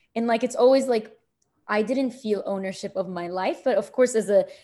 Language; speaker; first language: English; early bilingual, other home language; Arabic